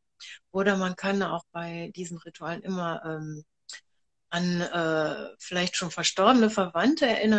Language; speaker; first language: German; native; German